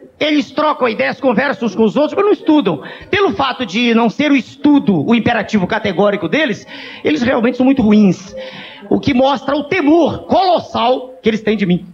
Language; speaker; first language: Portuguese; native; Portuguese